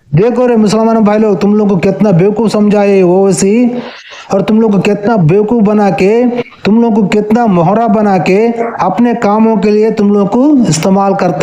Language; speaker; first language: Hindi; non-native, local second language; Telugu